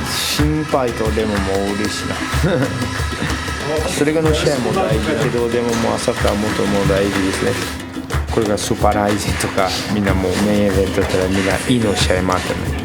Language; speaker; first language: Japanese; non-native, learner; Portuguese